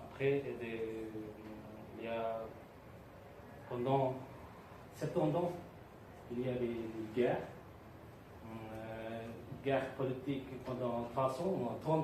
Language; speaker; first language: French; non-native, learner; Tamil